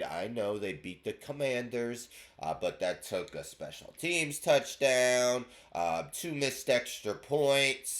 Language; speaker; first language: English; native; English